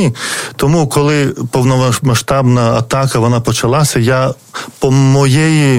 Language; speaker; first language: Ukrainian; non-native, fluent; Lithuanian